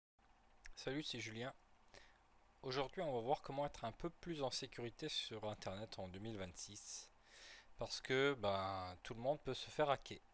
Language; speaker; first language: French; native; French